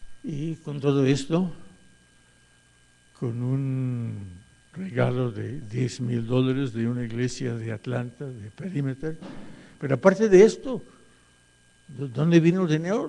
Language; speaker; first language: Spanish; non-native, fluent; English